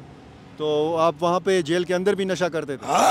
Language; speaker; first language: Urdu; native; Urdu